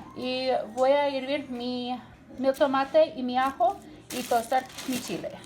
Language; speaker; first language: Spanish; non-native, learner; English